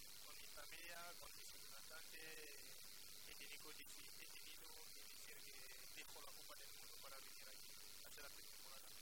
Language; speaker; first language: Spanish; non-native, fluent; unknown